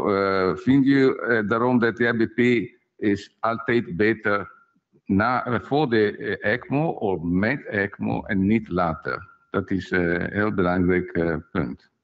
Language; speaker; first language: Dutch; non-native, fluent; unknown